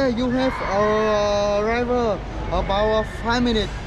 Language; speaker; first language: English; non-native, learner; Vietnamese